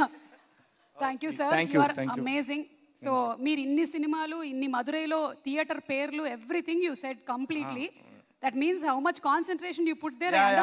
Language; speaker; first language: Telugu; native; Telugu